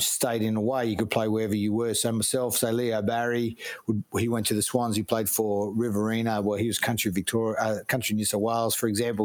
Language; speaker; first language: English; native; English